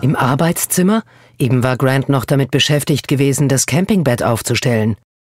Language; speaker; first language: German; native; German